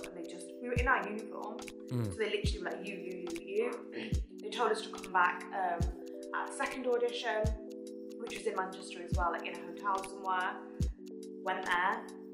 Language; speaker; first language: English; native; English